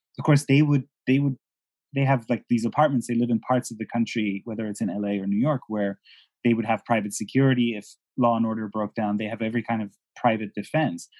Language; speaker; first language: English; non-native, fluent; Persian